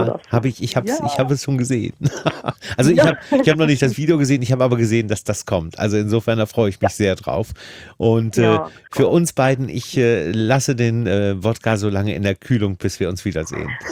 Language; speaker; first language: German; native; German